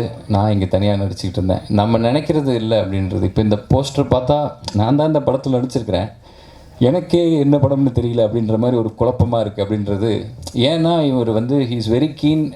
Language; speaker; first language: Tamil; native; Tamil